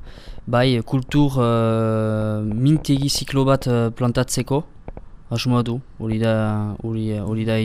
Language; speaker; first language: Basque; non-native, local second language; French